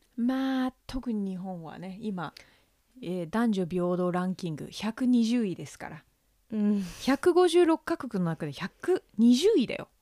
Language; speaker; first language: Japanese; early bilingual, heritage; Japanese